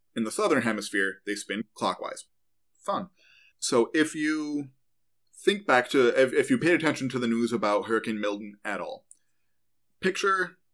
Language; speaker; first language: English; native; English